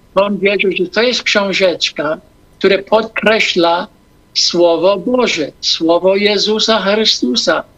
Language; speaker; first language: Polish; non-native, fluent; English